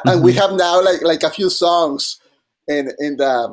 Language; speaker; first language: English; non-native, fluent; Spanish